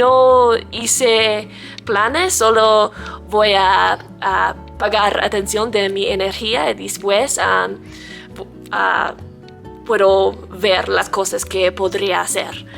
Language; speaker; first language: Spanish; non-native, learner; English